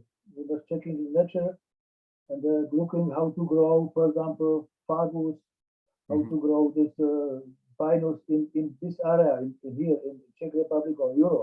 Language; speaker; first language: English; non-native, learner; Czech